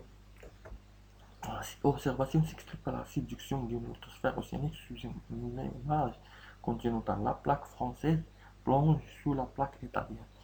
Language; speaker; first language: French; non-native, local second language; Arabic